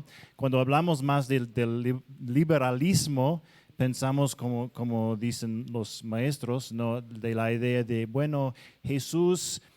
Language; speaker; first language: Spanish; non-native, fluent; English